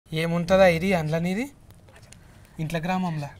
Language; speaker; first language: Telugu; native; Telugu